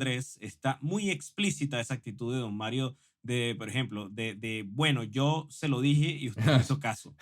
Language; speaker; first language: Spanish; native; Spanish